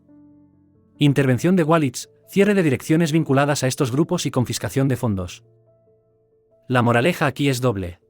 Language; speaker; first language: Spanish; native; Spanish